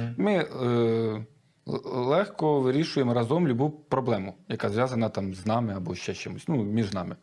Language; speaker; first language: Ukrainian; native; Ukrainian